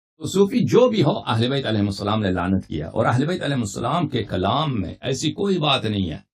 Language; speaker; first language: Urdu; non-native, fluent; Persian